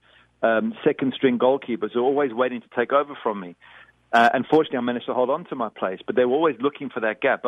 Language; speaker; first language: English; native; English